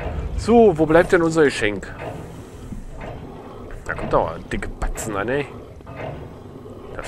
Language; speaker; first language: German; native; German